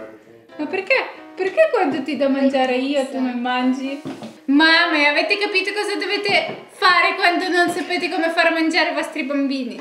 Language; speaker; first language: Italian; non-native, fluent; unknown